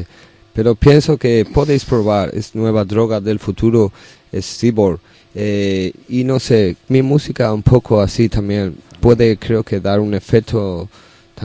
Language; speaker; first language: Spanish; non-native, learner; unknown